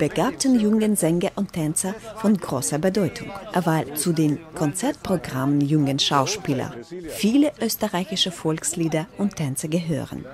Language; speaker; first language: German; non-native, fluent; Ukrainian